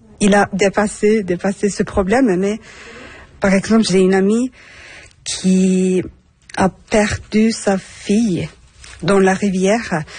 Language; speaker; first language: French; non-native, learner; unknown